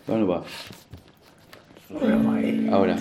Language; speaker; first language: Spanish; native; Spanish